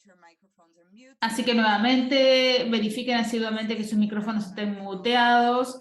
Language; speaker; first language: Spanish; non-native, fluent; Portuguese